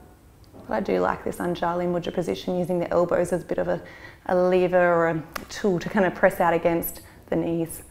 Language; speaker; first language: English; native; English